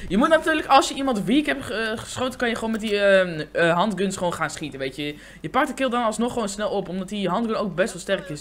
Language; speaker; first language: Dutch; native; Dutch